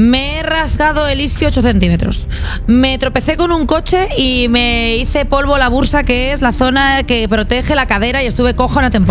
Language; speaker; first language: Spanish; native; Spanish